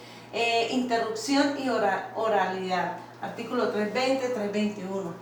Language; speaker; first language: Spanish; native; Spanish